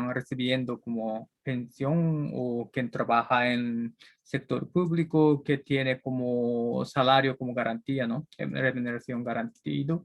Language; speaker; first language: Spanish; non-native, learner; Japanese